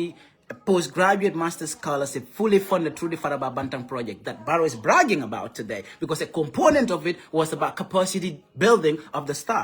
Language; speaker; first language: English; non-native, local second language; Wolof